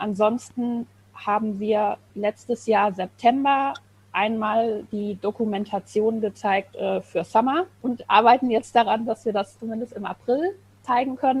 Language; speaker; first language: German; native; German